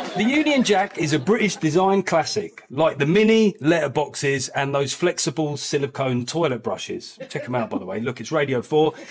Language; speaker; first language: English; native; English